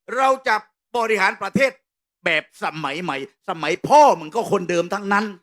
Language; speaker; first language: Thai; native; Thai